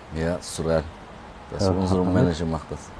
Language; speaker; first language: German; non-native, learner; Turkish